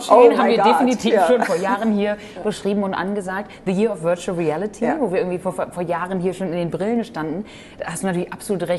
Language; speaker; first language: German; native; German